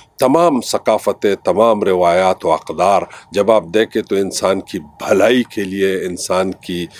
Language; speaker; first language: Urdu; non-native, local second language; Pashto